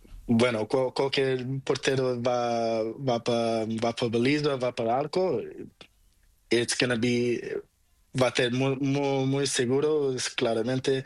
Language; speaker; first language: Spanish; non-native, learner; Portuguese